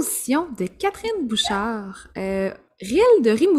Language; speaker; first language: French; native; French